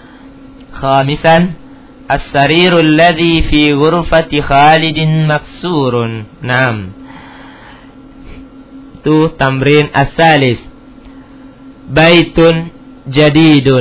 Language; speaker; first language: Arabic; non-native, fluent; Indonesian